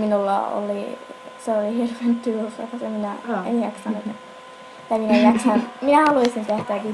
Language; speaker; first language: Finnish; early bilingual, heritage; Finnish